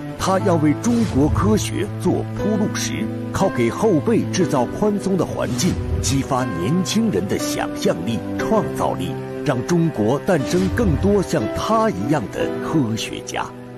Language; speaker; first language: Chinese; native; Chinese